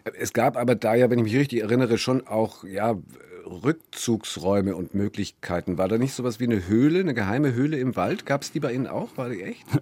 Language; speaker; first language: German; native; German